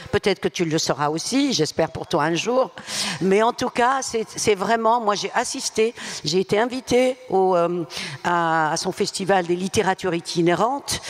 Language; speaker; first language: French; non-native, local second language; Arabic